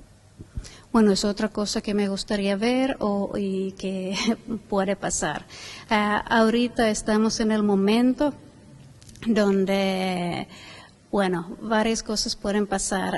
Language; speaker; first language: Spanish; non-native, fluent; Finnish